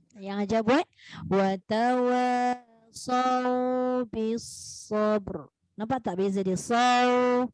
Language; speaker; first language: Malay; native; Malay